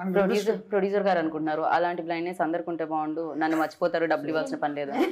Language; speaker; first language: Telugu; native; Telugu